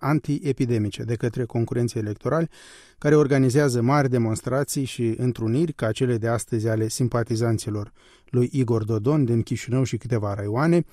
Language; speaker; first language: Romanian; native; Romanian